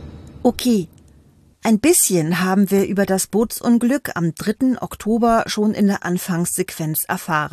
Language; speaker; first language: German; native; German